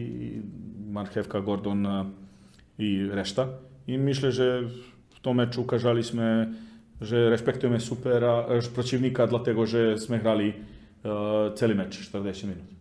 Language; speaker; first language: Polish; non-native, learner; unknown